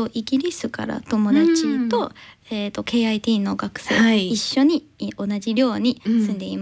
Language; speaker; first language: Japanese; non-native, learner; English